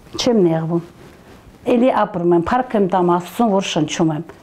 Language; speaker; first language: Armenian; native; Armenian